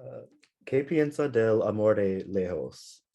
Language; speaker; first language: Spanish; non-native, learner; English